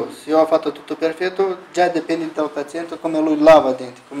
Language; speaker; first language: Italian; non-native, learner; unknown